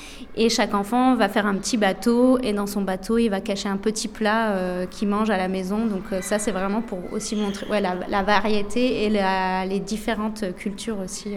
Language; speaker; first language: French; native; French